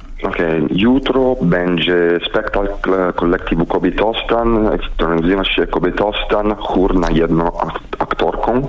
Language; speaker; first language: Polish; non-native, learner; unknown